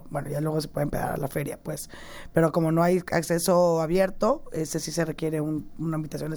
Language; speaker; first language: Spanish; native; Spanish